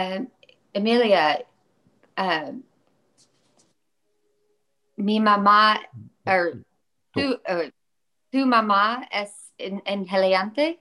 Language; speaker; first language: Spanish; non-native, learner; English